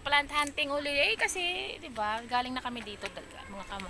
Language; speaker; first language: Filipino; native; Filipino